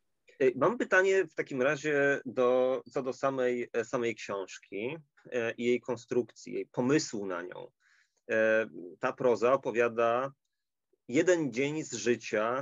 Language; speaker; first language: Polish; native; Polish